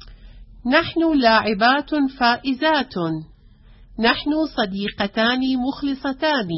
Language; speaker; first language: Arabic; non-native, learner; Persian